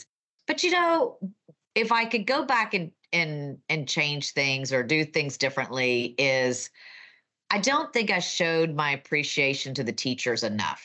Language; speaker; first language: English; native; English